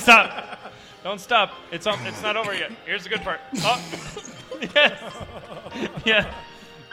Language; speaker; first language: English; native; English